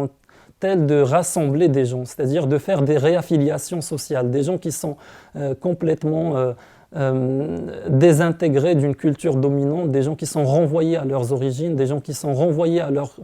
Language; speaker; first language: French; non-native, local second language; Arabic